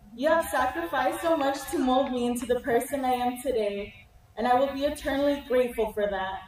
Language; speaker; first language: English; early bilingual, other home language; Spanish